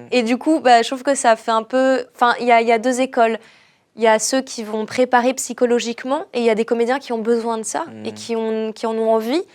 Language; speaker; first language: French; native; French